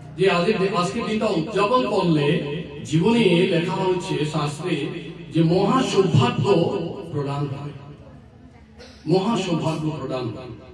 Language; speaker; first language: Bangla; non-native, learner; Assamese